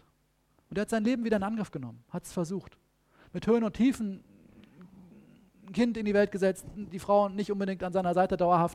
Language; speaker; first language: German; native; German